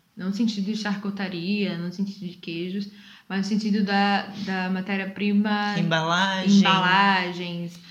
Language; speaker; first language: Portuguese; native; Portuguese